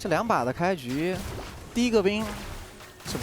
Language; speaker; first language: Chinese; native; Chinese